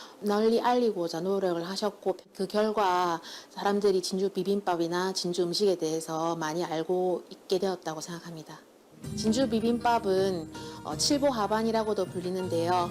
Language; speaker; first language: Korean; native; Korean